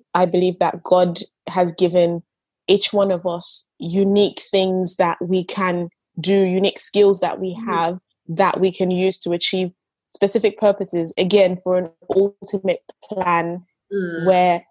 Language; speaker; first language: English; non-native, local second language; Yoruba